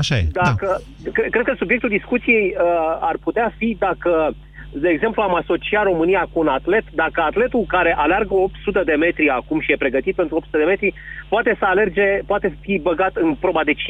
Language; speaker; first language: Romanian; native; Romanian